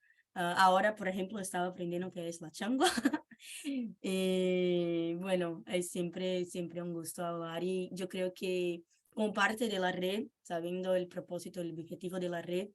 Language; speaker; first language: Spanish; non-native, fluent; Portuguese